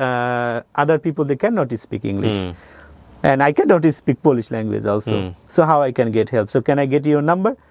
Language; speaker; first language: English; non-native, learner; Bangla